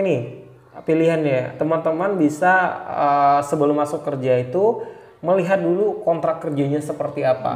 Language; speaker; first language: Indonesian; native; Indonesian